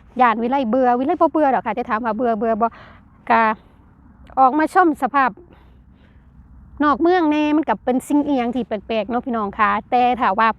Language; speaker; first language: Thai; non-native, local second language; Lao